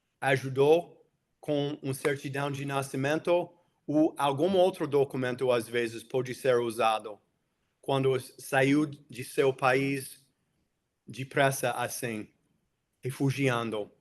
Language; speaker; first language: Portuguese; non-native, fluent; English